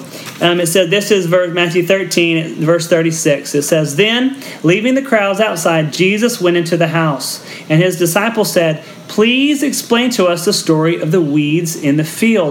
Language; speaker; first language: English; native; English